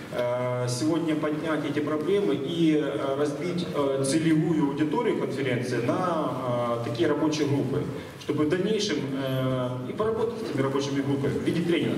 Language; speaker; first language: Russian; native; Russian